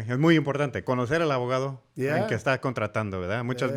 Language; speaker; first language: Spanish; early bilingual, heritage; Spanish